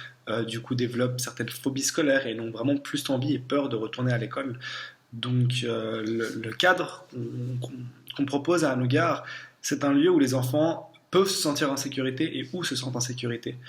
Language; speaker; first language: French; native; French